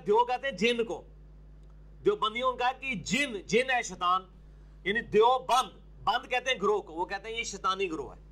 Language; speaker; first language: Urdu; non-native, local second language; Punjabi